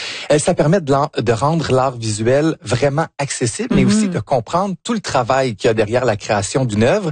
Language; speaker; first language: French; native; French